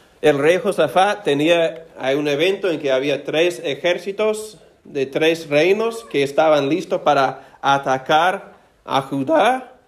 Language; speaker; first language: Spanish; non-native, fluent; English